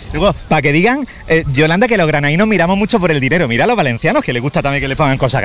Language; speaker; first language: Spanish; native; Spanish